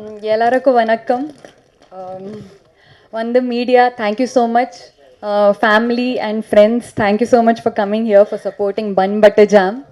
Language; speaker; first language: Tamil; non-native, local second language; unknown